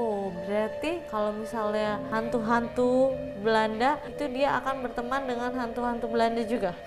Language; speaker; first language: Indonesian; native; Indonesian